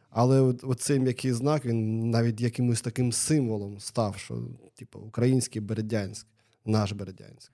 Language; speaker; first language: Ukrainian; non-native, local second language; Russian